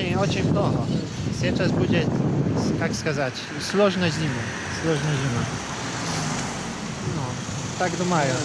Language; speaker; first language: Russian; non-native, learner; Polish